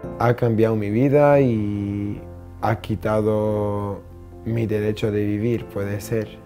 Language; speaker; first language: Spanish; non-native, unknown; Arabic